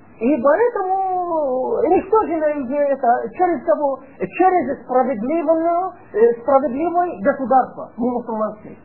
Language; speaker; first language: Russian; non-native, fluent; Arabic